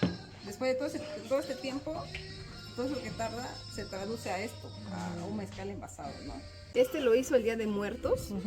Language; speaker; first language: Spanish; native; Spanish